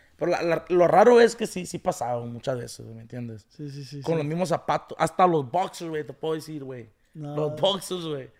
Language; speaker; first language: Spanish; early bilingual, heritage; Spanish